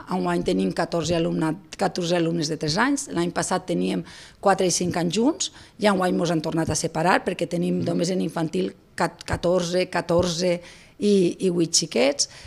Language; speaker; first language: Catalan; native; Catalan